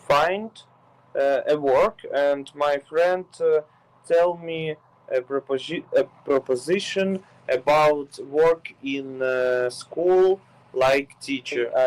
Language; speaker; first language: English; non-native, learner; Ukrainian